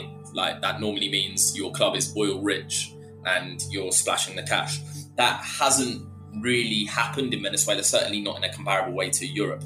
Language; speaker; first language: English; native; English